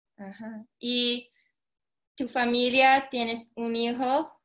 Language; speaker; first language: Spanish; early bilingual, heritage; Spanish